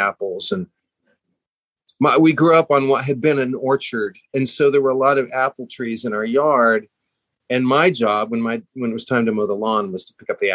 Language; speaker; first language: English; native; English